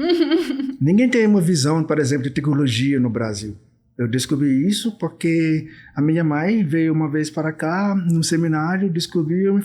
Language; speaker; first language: Portuguese; non-native, fluent; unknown